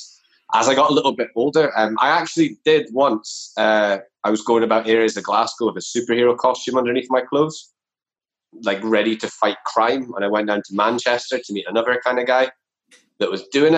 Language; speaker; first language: English; native; English